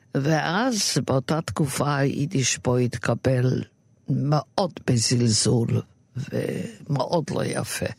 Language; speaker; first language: Hebrew; non-native, fluent; Yiddish